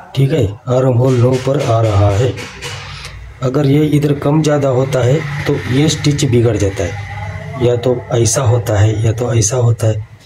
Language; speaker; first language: Hindi; non-native, local second language; Kannada